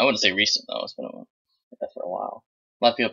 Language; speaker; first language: English; native; English